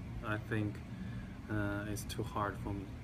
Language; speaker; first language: English; non-native, learner; Chinese